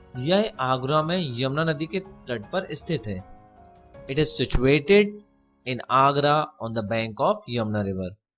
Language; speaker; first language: Hindi; native; Hindi